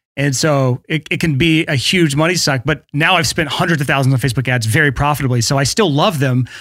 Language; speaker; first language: English; native; English